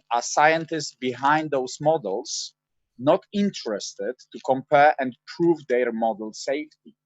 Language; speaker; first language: English; non-native, fluent; Polish